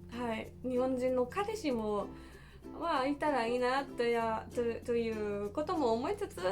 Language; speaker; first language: Japanese; non-native, fluent; German